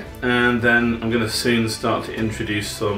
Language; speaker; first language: English; native; English